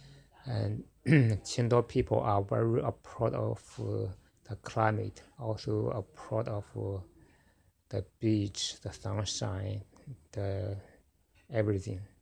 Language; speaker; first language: English; non-native, fluent; Chinese